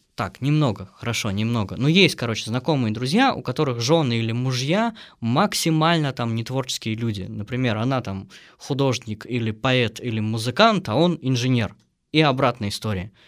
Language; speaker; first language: Russian; native; Russian